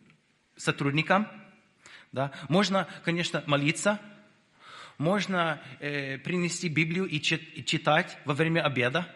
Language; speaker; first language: Russian; non-native, fluent; English